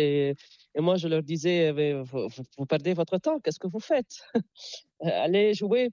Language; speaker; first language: French; non-native, local second language; Arabic